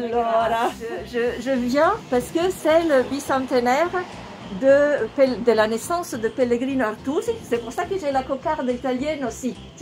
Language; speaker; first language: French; non-native, fluent; Italian